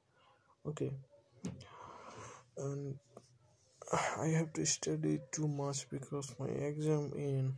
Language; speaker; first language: English; non-native, learner; Bangla